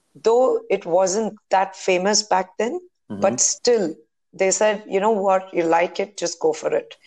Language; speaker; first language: English; non-native, local second language; Hindi